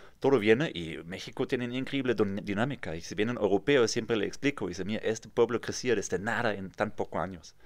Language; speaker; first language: Spanish; non-native, fluent; German